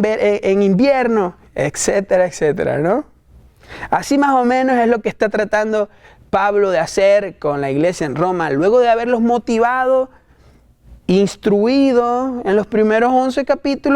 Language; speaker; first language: Spanish; native; Spanish